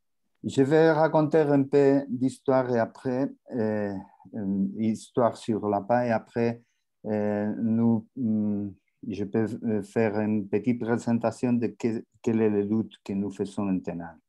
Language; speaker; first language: French; non-native, learner; Spanish